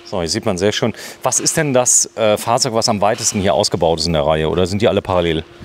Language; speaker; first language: German; native; German